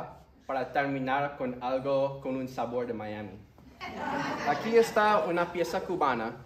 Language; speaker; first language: Spanish; early bilingual, heritage; Spanish